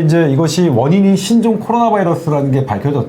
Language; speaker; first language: Korean; native; Korean